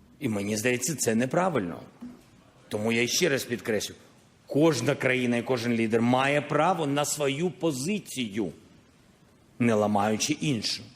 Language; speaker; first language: Ukrainian; non-native, local second language; Russian